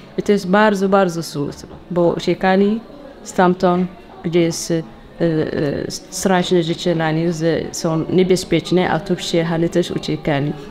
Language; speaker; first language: Polish; non-native, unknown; Tigrinya